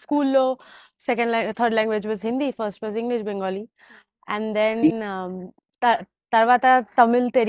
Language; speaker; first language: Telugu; non-native, local second language; Bangla